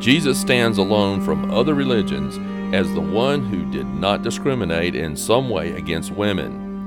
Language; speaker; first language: English; native; English